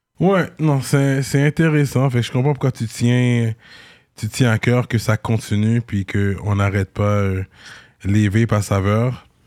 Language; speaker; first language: French; native; French